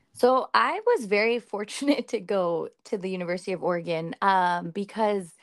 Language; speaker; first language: English; early bilingual, other home language; Hindi